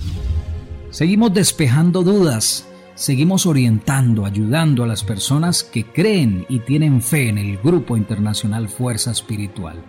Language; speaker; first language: Spanish; native; Spanish